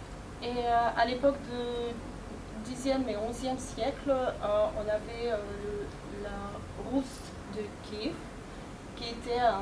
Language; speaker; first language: French; non-native, fluent; Ukrainian